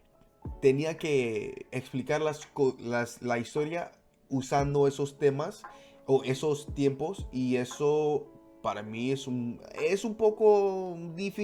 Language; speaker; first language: Spanish; non-native, fluent; English